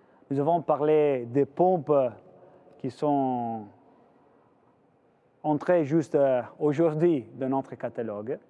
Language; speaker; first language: French; non-native, fluent; Italian